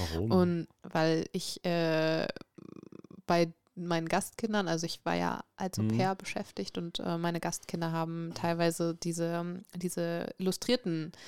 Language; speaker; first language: German; native; German